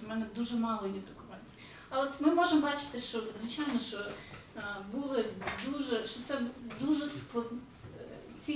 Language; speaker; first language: Ukrainian; early bilingual, heritage; Ukrainian